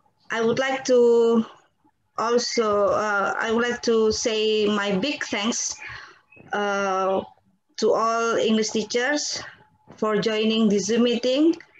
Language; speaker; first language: English; non-native, fluent; Indonesian